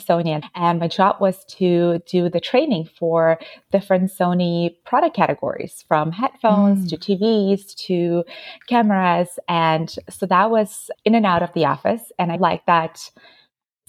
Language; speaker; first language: English; non-native, fluent; Ukrainian